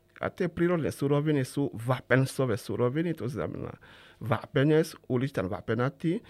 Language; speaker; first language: Slovak; non-native, fluent; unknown